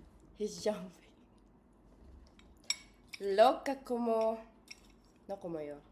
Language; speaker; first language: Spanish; non-native, learner; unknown